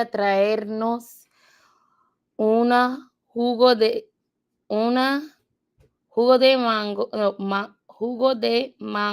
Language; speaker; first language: Spanish; non-native, learner; English